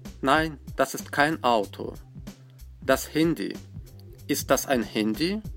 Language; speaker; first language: German; non-native, fluent; Russian